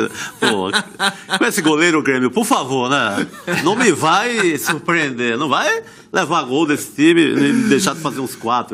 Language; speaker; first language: Portuguese; native; Portuguese